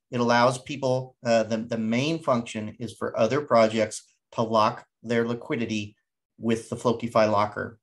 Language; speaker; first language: English; native; English